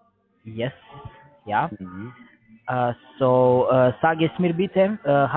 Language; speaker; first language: German; non-native, learner; English